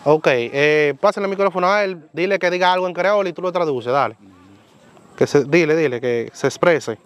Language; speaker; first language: Spanish; native; Spanish